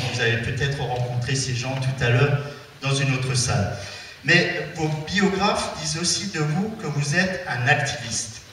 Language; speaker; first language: French; native; French